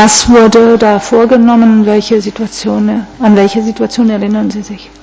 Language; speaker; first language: German; non-native, fluent; Italian